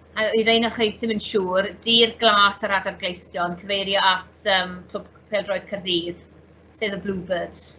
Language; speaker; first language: Welsh; native; Welsh